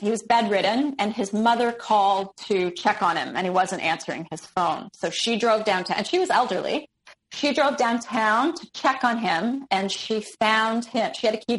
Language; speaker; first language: English; native; English